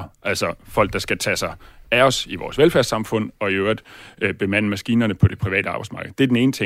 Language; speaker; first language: Danish; native; Danish